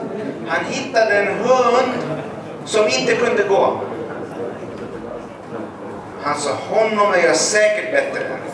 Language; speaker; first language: Swedish; early bilingual, other home language; Arabic